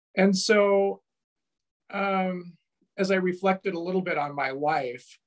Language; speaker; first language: English; native; English